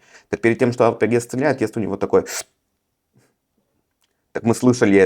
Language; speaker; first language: Russian; early bilingual, heritage; Russian